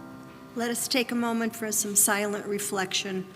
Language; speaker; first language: English; native; English